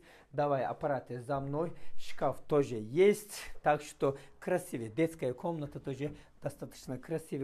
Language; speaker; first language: Russian; non-native, fluent; Turkish